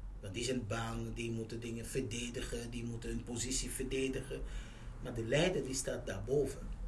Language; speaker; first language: Dutch; non-native, fluent; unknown